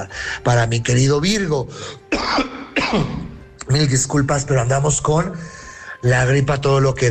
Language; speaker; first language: Spanish; native; Spanish